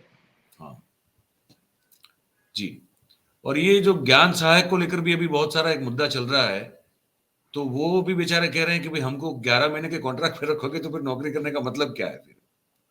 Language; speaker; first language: Hindi; non-native, local second language; Gujarati